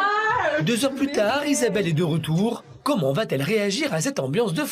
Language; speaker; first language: French; native; French